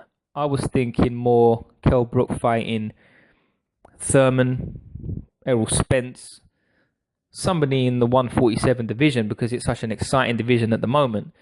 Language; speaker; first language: English; native; English